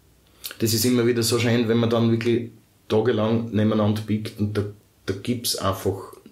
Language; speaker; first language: German; native; German